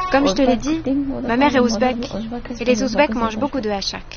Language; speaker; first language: French; non-native, fluent; Persian